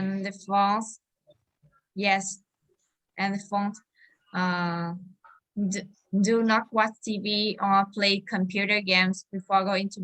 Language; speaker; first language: English; non-native, learner; Vietnamese